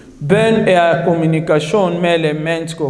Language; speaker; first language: Swedish; non-native, learner; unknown